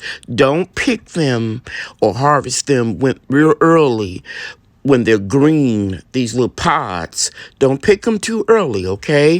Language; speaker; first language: English; native; English